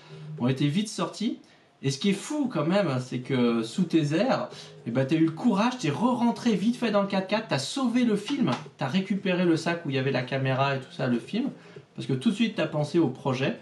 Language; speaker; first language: French; native; French